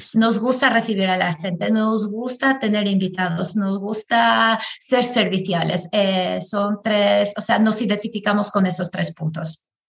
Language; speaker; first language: Spanish; non-native, fluent; Albanian